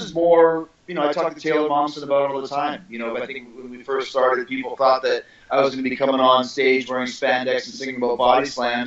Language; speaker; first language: English; native; English